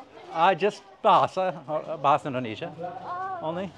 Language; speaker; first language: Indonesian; non-native, learner; English